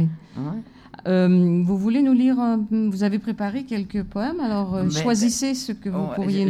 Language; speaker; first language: French; native; French